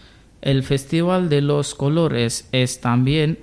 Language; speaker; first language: Spanish; non-native, learner; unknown